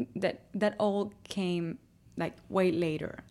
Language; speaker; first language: English; non-native, fluent; Spanish